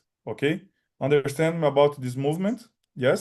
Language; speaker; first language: English; non-native, learner; Portuguese